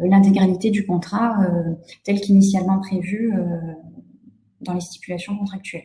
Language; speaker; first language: French; native; French